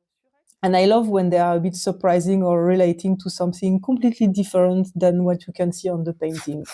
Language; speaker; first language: English; non-native, fluent; French